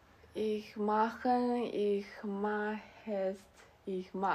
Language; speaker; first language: German; non-native, learner; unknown